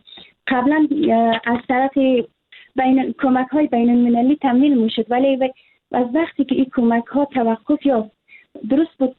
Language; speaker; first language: Persian; native; Persian